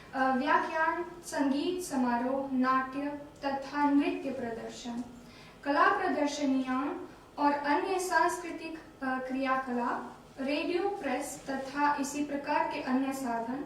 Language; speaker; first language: Hindi; non-native, fluent; Romanian